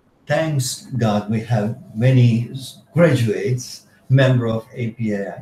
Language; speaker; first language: English; non-native, fluent; Turkish